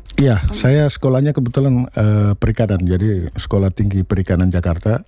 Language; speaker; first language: Indonesian; non-native, local second language; Buginese